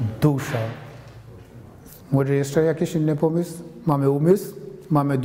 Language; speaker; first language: Polish; non-native, fluent; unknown